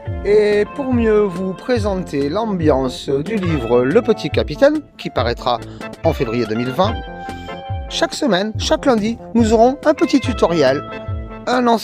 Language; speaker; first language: French; native; French